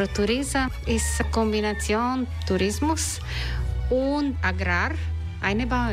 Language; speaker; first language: German; non-native, learner; Croatian